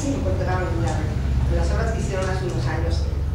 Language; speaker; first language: Spanish; native; Spanish